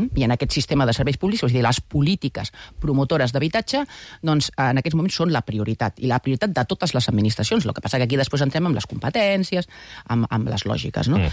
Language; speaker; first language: Catalan; native; Catalan